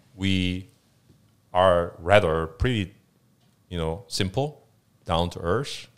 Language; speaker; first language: English; non-native, fluent; Korean